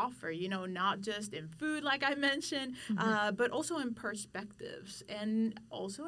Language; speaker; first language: English; non-native, fluent; Spanish